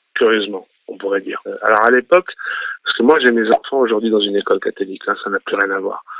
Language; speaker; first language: French; early bilingual, other home language; Arabic